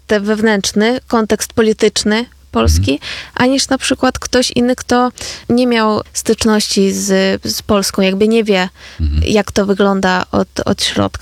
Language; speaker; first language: Polish; non-native, fluent; Ukrainian